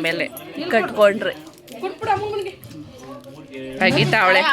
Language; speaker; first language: Kannada; native; Kannada